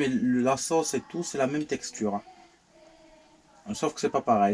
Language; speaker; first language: French; native; French